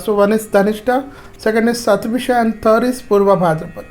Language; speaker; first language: English; non-native, local second language; Hindi